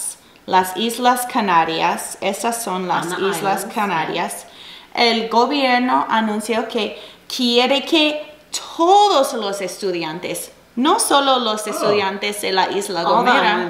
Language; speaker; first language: Spanish; non-native, fluent; English